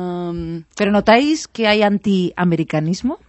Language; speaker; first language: Spanish; native; Spanish